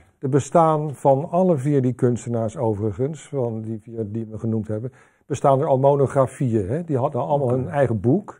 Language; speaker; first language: Dutch; native; Dutch